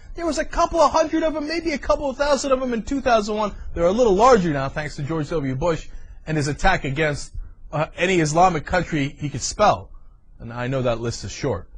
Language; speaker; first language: English; native; English